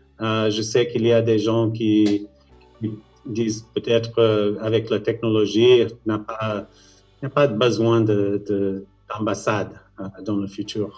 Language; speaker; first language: French; non-native, fluent; English